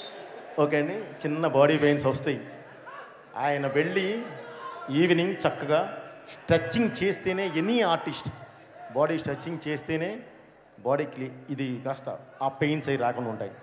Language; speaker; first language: Telugu; native; Telugu